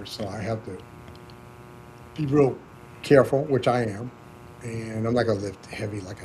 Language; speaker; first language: English; native; English